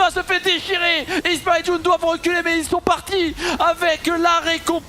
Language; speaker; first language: French; native; French